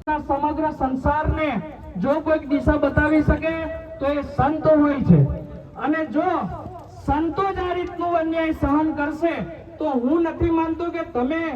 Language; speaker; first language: Gujarati; non-native, local second language; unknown